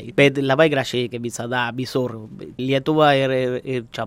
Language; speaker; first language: Lithuanian; non-native, learner; Spanish